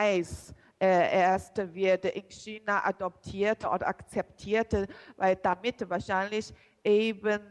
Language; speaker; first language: German; non-native, learner; Chinese